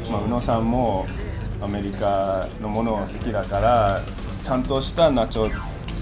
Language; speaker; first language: Japanese; early bilingual, other home language; English